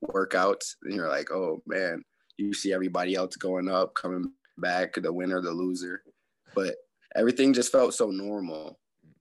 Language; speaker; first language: English; native; English